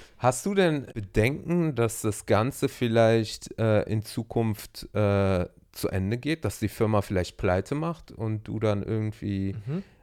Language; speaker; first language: German; native; German